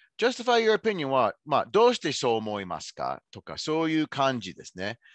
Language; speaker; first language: Japanese; non-native, fluent; English